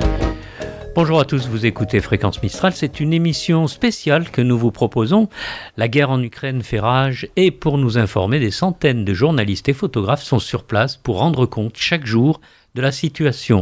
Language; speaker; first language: French; native; French